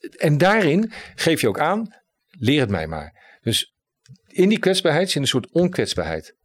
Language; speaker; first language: Dutch; native; Dutch